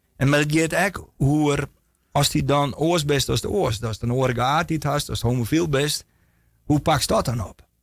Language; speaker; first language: Dutch; non-native, local second language; Western Frisian